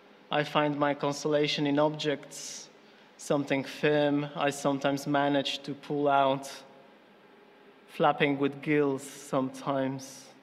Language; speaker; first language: English; non-native, fluent; Polish